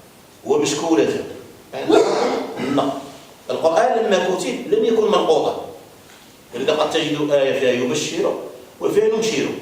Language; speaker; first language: Arabic; native; Arabic